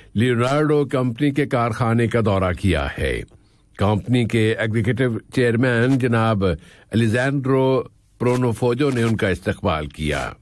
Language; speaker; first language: Urdu; native; Urdu